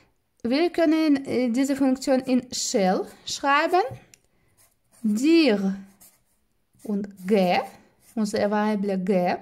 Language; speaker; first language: German; non-native, fluent; Russian